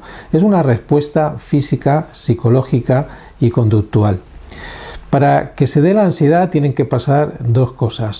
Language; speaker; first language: Spanish; native; Spanish